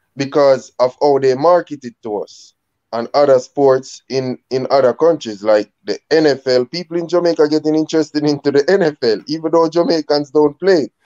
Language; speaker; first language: English; native; English